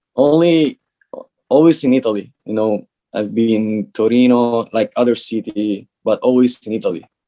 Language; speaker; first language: English; non-native, learner; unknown